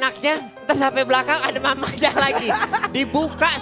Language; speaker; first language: Indonesian; native; Indonesian